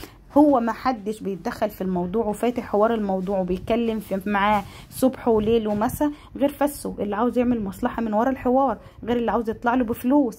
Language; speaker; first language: Arabic; native; Arabic